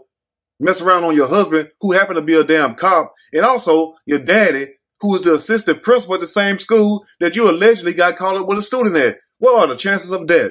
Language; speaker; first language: English; native; English